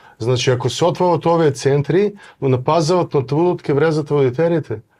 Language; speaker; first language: Macedonian; native; Macedonian